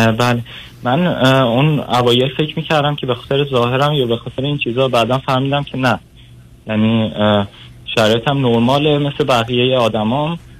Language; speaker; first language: Persian; native; Persian